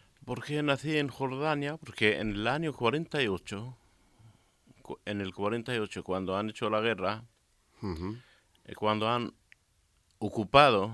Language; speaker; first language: Spanish; non-native, learner; Arabic